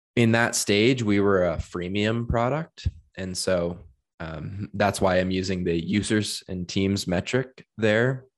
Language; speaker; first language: English; native; English